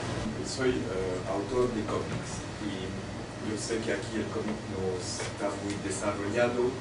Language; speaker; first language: Spanish; non-native, fluent; French